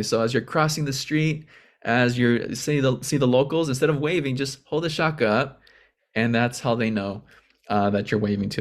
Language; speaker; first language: English; native; English